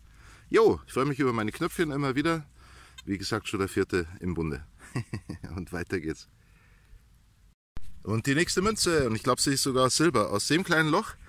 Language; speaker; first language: German; native; German